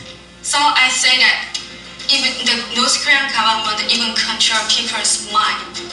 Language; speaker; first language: English; non-native, learner; Korean